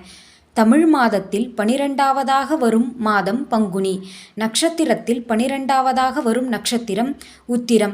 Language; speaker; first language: Tamil; native; Tamil